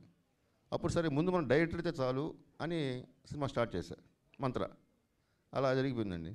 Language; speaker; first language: Telugu; native; Telugu